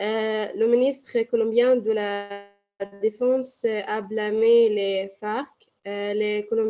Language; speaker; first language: French; non-native, learner; Arabic